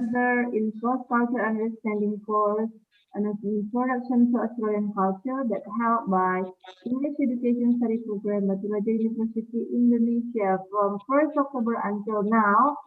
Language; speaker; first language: English; non-native, learner; Indonesian